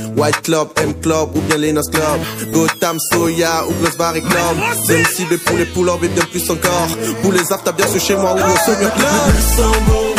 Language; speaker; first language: French; non-native, local second language; Ewe